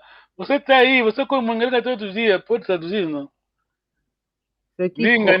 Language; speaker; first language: Portuguese; non-native, local second language; Kongo